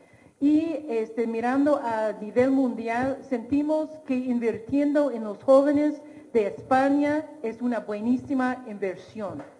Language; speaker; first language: Spanish; non-native, fluent; English